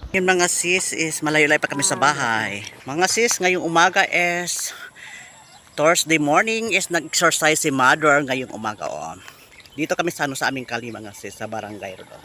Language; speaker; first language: Filipino; native; Filipino